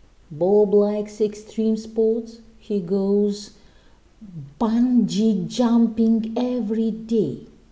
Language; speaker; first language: English; non-native, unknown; Russian